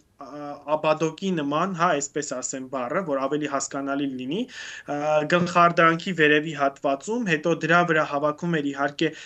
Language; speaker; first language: Armenian; native; Armenian